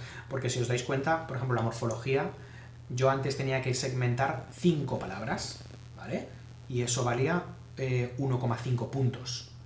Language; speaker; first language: Spanish; native; Spanish